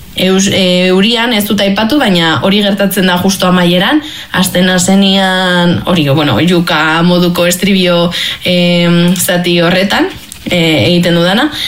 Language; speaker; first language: Basque; non-native, local second language; Spanish